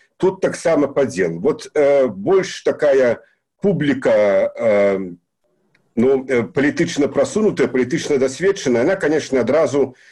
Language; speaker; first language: Belarusian; native; Belarusian